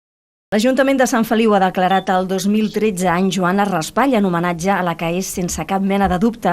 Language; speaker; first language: Catalan; native; Catalan